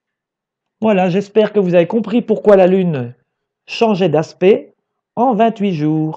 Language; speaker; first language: French; native; French